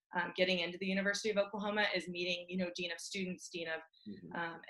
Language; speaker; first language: English; native; English